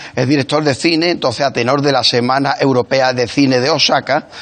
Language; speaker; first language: Spanish; native; Spanish